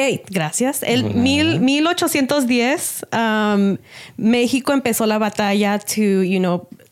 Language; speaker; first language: Spanish; early bilingual, other home language; English